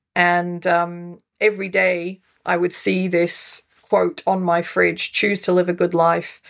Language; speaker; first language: English; native; English